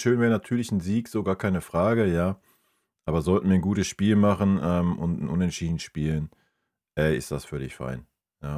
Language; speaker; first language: German; native; German